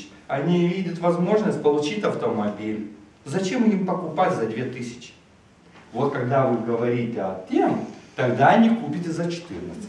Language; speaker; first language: Russian; non-native, fluent; Lithuanian